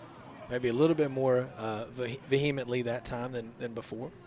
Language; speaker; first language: English; native; English